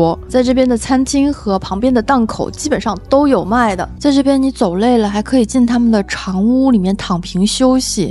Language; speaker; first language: Chinese; native; Chinese